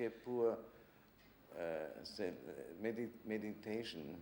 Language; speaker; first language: French; non-native, fluent; German